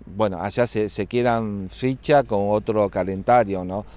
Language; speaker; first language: Spanish; non-native, fluent; Chinese